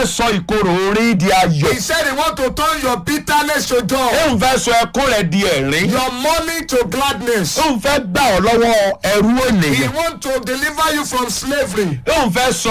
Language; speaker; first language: English; non-native, local second language; Yoruba